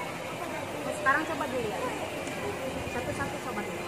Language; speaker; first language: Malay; non-native, local second language; Sundanese